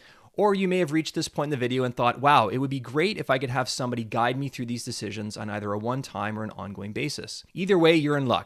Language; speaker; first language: English; native; English